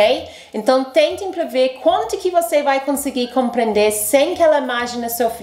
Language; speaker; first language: Portuguese; non-native, fluent; English